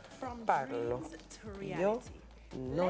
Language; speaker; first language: Italian; non-native, learner; English